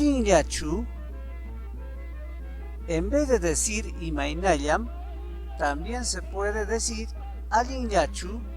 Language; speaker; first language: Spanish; non-native, local second language; Quechua